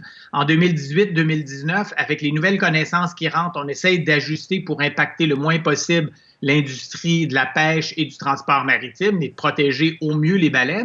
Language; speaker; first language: French; native; French